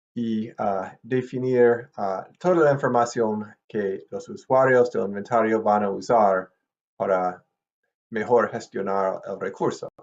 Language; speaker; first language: Spanish; non-native, fluent; English